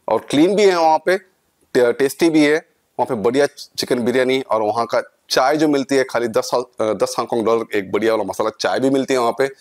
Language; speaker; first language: Hindi; non-native, local second language; Kannada